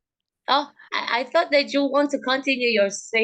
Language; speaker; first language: English; non-native, learner; Indonesian